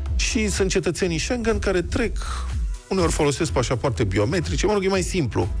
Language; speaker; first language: Romanian; native; Romanian